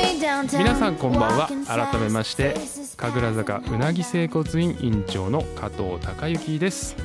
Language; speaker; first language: Japanese; native; Japanese